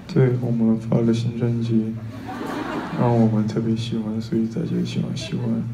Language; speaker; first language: Chinese; non-native, fluent; Korean